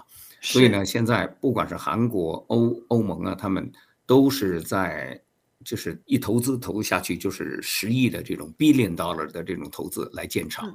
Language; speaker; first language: Chinese; native; Chinese